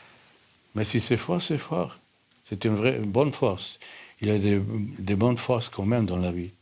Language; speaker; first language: French; non-native, fluent; German